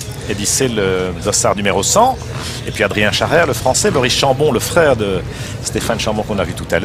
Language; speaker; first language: French; native; French